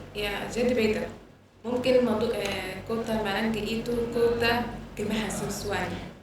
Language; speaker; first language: Indonesian; non-native, learner; Arabic